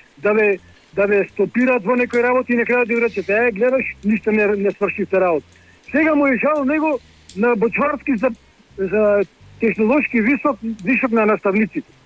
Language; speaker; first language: Macedonian; native; Macedonian